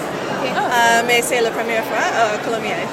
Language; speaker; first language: French; non-native, learner; English